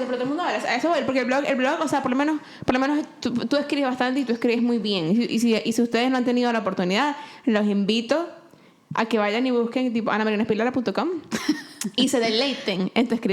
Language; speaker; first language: Spanish; native; Spanish